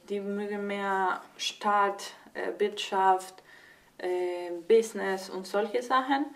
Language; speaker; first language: German; early bilingual, heritage; Spanish